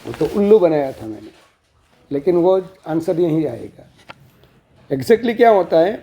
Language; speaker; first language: Hindi; non-native, local second language; Gujarati